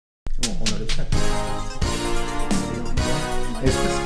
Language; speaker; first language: French; native; French